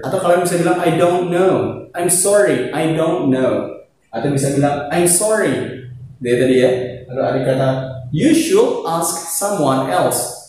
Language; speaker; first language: English; non-native, fluent; Indonesian